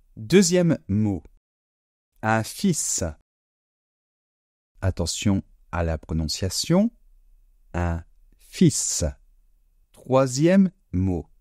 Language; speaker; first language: French; native; French